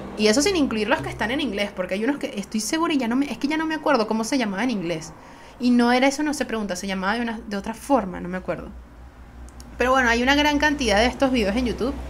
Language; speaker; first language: Spanish; native; Spanish